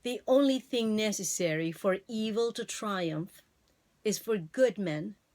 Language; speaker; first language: English; non-native, local second language; Filipino